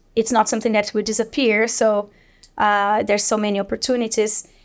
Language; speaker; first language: English; non-native, fluent; Portuguese